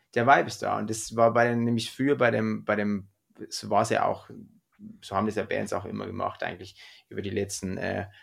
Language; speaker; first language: German; native; German